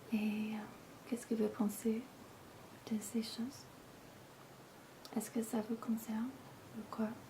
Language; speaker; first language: French; non-native, fluent; English